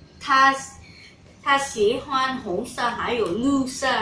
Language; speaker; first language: Chinese; non-native, learner; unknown